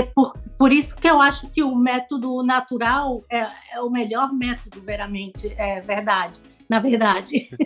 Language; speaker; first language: Portuguese; non-native, local second language; Spanish